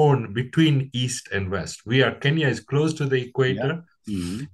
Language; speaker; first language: English; non-native, local second language; Gujarati